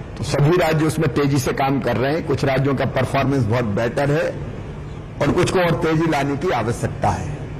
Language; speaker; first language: Hindi; native; Hindi